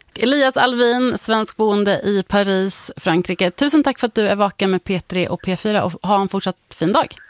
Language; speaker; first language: Swedish; native; Swedish